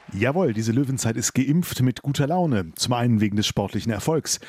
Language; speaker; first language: German; native; German